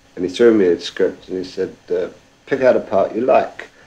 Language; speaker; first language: English; native; English